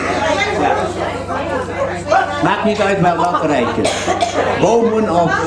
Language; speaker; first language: Dutch; early bilingual, other home language; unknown